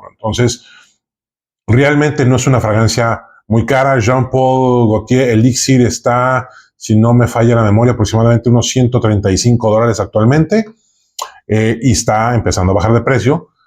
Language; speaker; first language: Spanish; native; Spanish